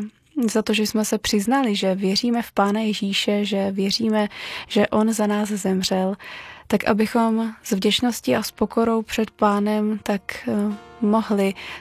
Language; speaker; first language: Czech; native; Czech